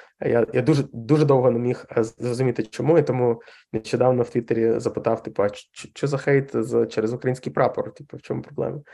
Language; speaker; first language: Ukrainian; non-native, local second language; Russian